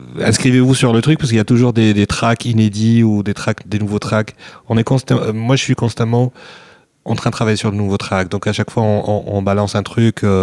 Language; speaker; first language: French; non-native, local second language; Arabic